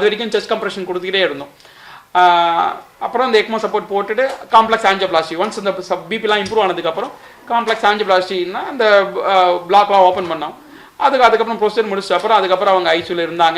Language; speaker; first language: Tamil; native; Tamil